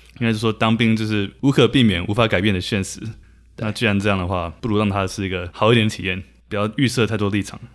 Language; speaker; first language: Chinese; native; Chinese